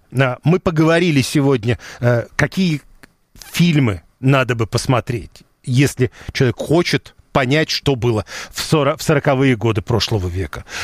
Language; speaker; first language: Russian; native; Russian